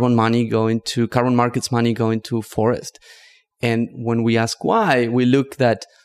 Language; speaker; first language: English; non-native, fluent; Spanish